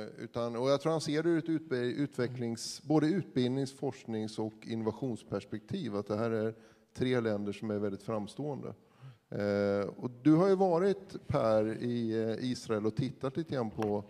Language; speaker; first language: Swedish; native; Swedish